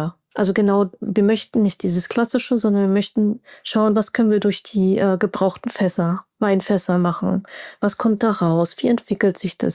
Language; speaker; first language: German; native; German